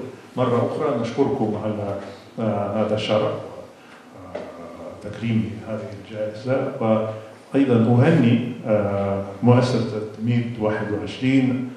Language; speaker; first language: Arabic; non-native, fluent; Russian